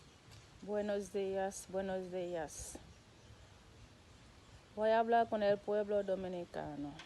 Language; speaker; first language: Spanish; non-native, local second language; Haitian Creole